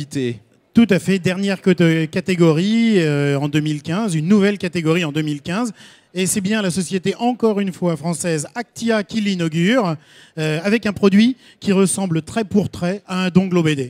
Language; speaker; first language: French; native; French